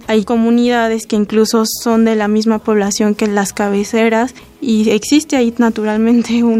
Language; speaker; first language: Spanish; native; Spanish